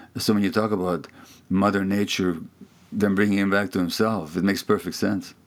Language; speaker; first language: English; non-native, fluent; Hungarian